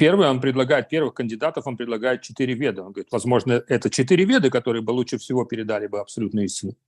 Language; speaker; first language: Russian; native; Russian